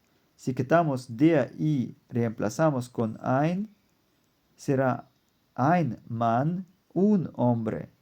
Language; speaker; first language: Spanish; non-native, fluent; German